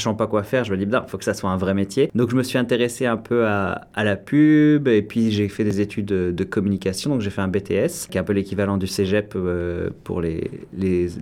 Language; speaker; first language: French; native; French